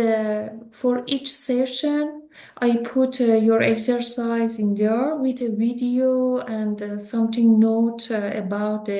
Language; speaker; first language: English; non-native, learner; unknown